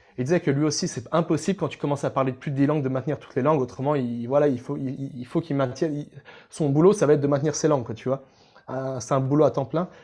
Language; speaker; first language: French; native; French